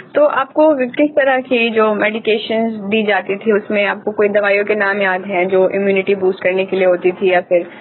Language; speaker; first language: Hindi; native; Hindi